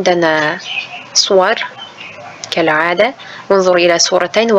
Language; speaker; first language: Arabic; non-native, fluent; Uzbek